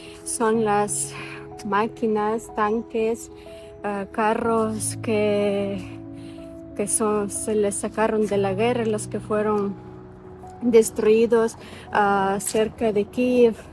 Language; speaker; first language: Spanish; non-native, fluent; Ukrainian